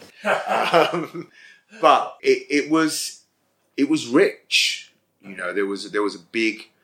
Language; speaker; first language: English; native; English